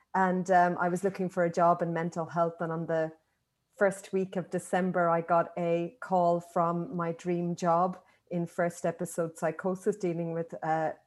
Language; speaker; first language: English; native; English